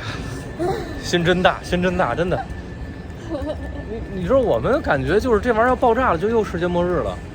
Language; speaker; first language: Chinese; native; Chinese